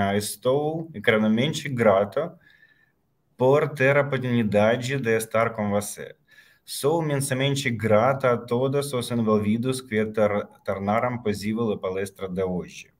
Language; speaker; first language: Portuguese; non-native, learner; Ukrainian